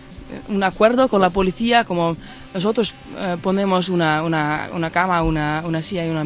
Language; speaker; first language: Spanish; non-native, fluent; Dutch